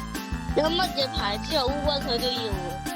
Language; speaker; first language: Chinese; early bilingual, heritage; Cantonese